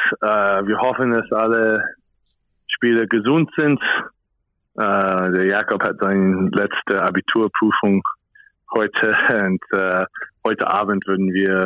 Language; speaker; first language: German; non-native, fluent; English